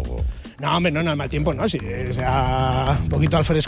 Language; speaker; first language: Spanish; native; Spanish